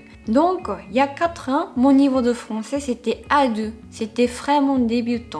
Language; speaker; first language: French; non-native, fluent; Japanese